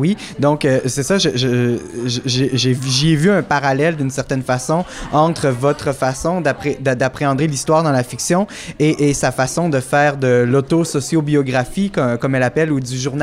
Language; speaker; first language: French; native; French